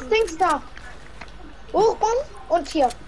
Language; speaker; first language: German; early bilingual, other home language; Macedonian